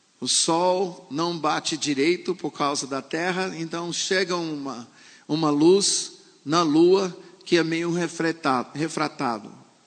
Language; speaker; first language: Portuguese; non-native, fluent; English